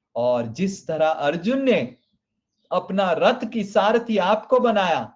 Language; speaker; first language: Hindi; non-native, local second language; Odia